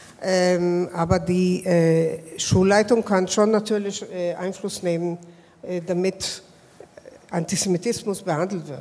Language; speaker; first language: German; non-native, fluent; Hebrew